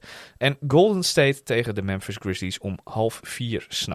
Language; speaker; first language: Dutch; native; Dutch